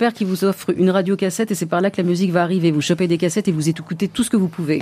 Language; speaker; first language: French; native; French